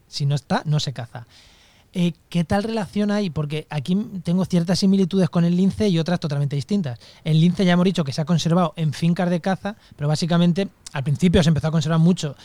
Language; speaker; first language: Spanish; native; Spanish